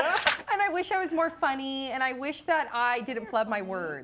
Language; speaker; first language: English; native; English